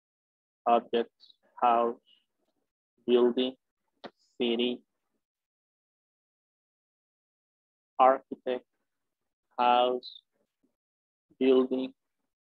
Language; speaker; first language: English; non-native, fluent; Spanish